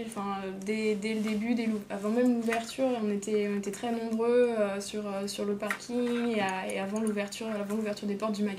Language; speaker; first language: French; native; French